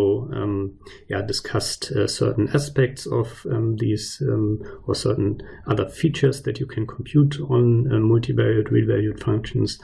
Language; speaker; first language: English; non-native, fluent; German